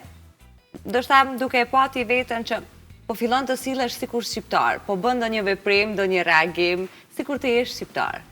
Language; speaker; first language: Albanian; native; Albanian